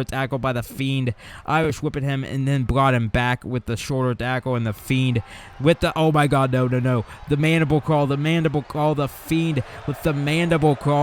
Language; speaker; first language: English; native; English